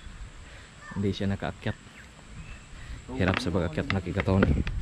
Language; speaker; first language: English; non-native, learner; Filipino